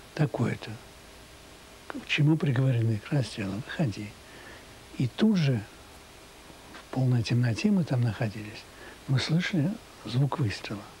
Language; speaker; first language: Russian; native; Russian